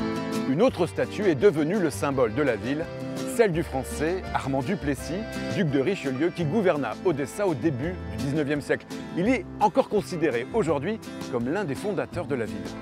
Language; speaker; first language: French; native; French